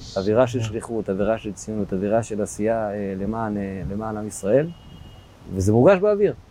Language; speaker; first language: Hebrew; native; Hebrew